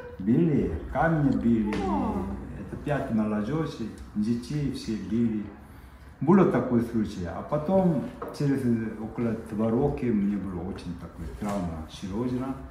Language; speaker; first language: Ukrainian; non-native, learner; Korean